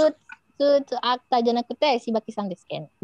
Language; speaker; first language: Japanese; non-native, learner; Indonesian